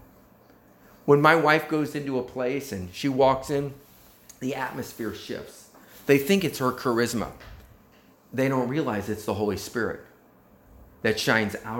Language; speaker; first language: English; native; English